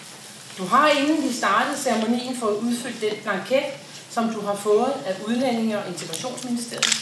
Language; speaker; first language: Danish; native; Danish